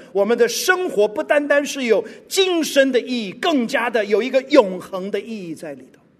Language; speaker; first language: Chinese; non-native, local second language; English